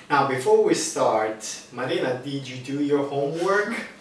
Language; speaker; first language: English; non-native, fluent; Italian